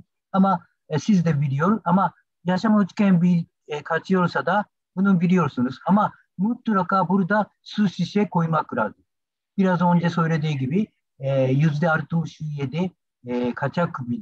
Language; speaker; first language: Turkish; non-native, learner; Japanese